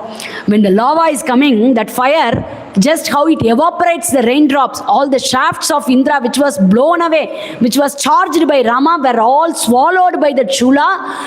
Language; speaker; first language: English; non-native, local second language; Tamil